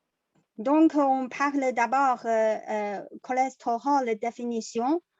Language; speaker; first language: French; non-native, learner; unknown